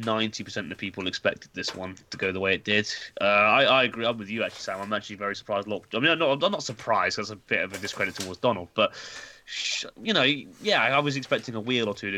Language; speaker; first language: English; native; English